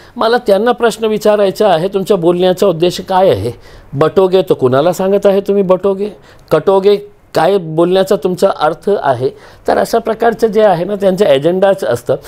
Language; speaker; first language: Marathi; non-native, local second language; Urdu